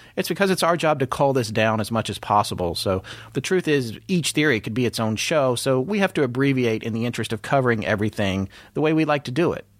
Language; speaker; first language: English; native; English